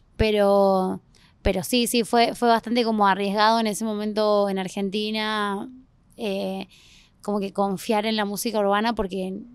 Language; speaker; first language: Spanish; native; Spanish